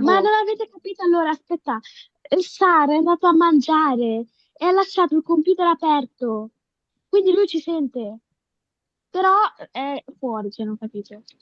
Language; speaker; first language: Italian; early bilingual, other home language; Bangla